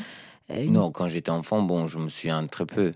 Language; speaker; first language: French; non-native, fluent; Persian